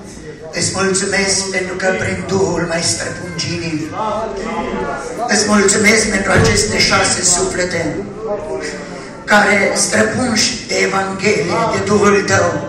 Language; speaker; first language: Romanian; native; Romanian